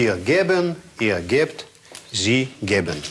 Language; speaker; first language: German; non-native, fluent; Russian